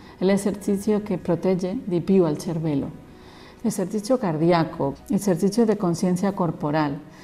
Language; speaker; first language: Italian; non-native, learner; Spanish